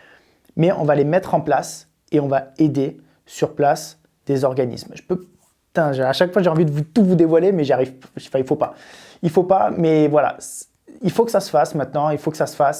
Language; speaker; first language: French; native; French